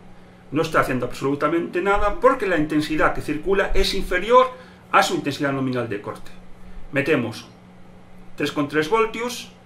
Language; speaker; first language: Spanish; native; Spanish